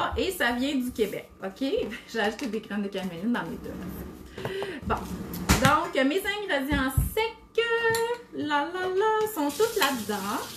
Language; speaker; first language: French; native; French